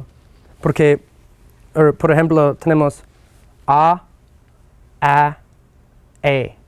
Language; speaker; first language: Spanish; non-native, fluent; English